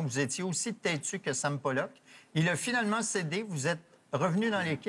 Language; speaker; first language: French; native; French